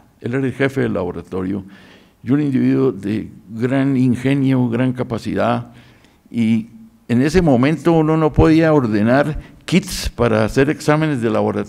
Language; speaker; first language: Spanish; native; Spanish